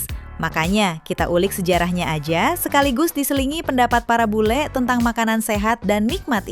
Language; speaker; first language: Indonesian; native; Indonesian